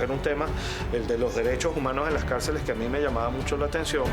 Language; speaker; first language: Spanish; native; Spanish